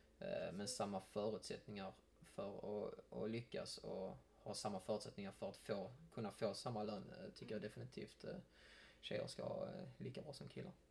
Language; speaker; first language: Swedish; native; Swedish